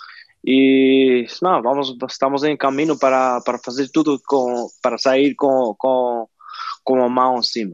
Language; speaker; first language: Portuguese; non-native, fluent; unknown